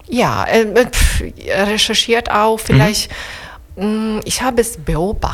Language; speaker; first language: German; non-native, fluent; Italian